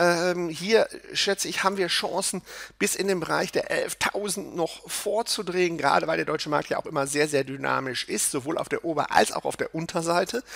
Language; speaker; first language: German; native; German